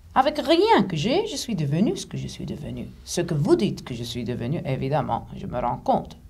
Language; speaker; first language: French; non-native, fluent; Greek